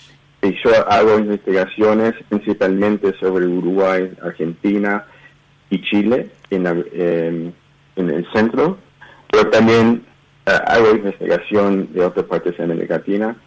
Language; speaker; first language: Spanish; early bilingual, heritage; Spanish